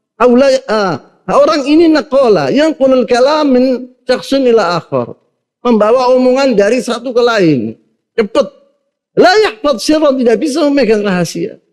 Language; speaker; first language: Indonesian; native; Indonesian